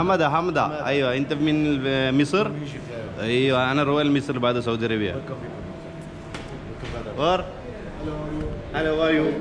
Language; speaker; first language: Arabic; non-native, learner; Malayalam